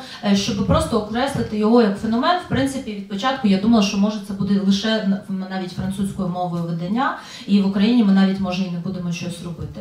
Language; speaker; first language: Ukrainian; native; Ukrainian